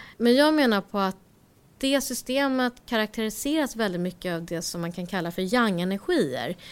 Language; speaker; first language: Swedish; early bilingual, other home language; Korean